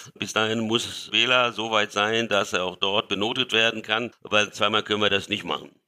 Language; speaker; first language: German; early bilingual, other home language; Hungarian